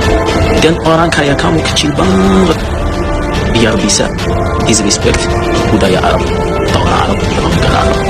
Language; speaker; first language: Indonesian; non-native, fluent; Arabic